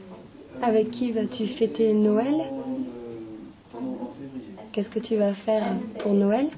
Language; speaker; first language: French; non-native, learner; English